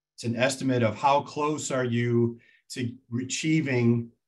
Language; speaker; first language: English; native; English